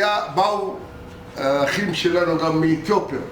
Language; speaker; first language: Hebrew; non-native, local second language; Arabic